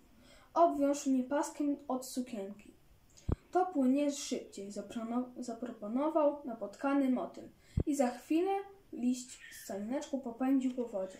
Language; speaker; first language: Polish; native; Polish